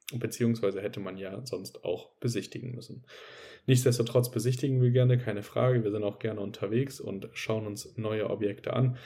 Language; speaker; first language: German; native; German